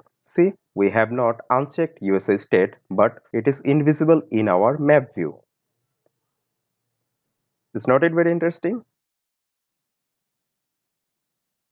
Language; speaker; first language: English; non-native, local second language; Bangla